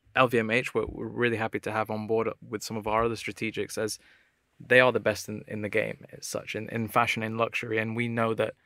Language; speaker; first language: English; native; English